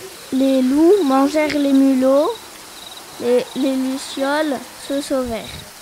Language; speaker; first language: French; native; French